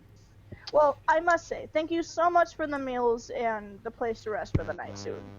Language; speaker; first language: English; native; English